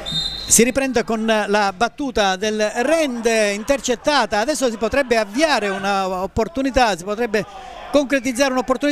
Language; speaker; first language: Italian; native; Italian